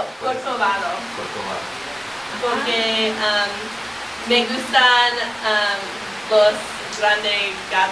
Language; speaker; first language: Spanish; non-native, learner; English